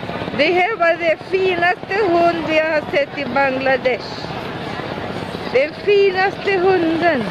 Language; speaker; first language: Swedish; non-native, fluent; Spanish